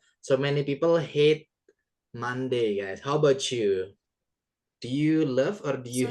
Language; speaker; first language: English; non-native, local second language; Indonesian